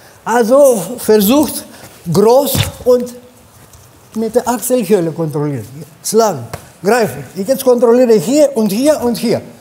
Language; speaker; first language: German; non-native, fluent; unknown